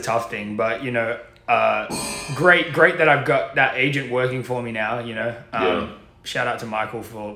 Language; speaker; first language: English; native; English